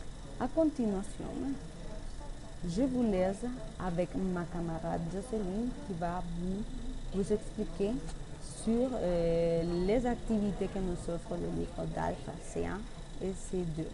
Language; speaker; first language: French; non-native, learner; Spanish